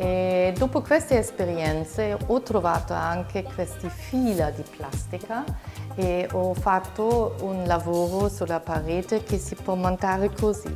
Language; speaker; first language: Italian; non-native, fluent; German